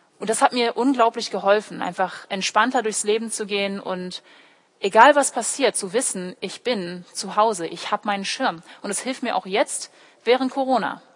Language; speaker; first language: German; early bilingual, other home language; English